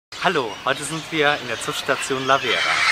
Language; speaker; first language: German; native; German